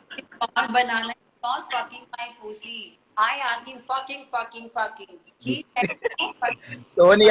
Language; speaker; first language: English; non-native, learner; Hindi